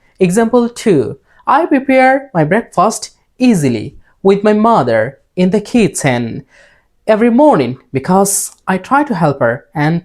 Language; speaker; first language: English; non-native, fluent; Bangla